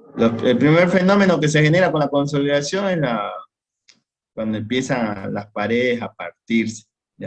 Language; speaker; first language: Spanish; native; Spanish